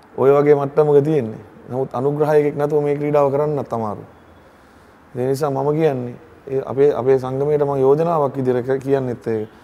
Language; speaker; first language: Sinhala; native; Sinhala